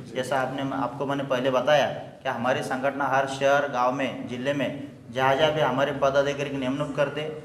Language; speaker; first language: Hindi; non-native, local second language; Marathi